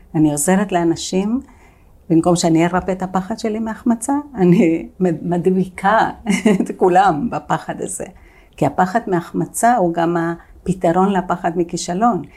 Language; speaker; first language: Hebrew; non-native, fluent; Spanish